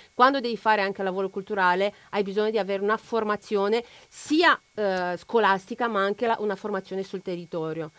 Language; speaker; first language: Italian; non-native, fluent; Romanian